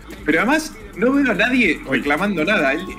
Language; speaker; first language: Spanish; native; Spanish